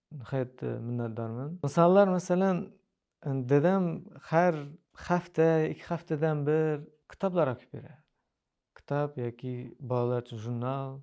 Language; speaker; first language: Uzbek; native; Uzbek